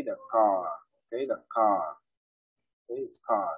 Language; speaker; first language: English; non-native, learner; Spanish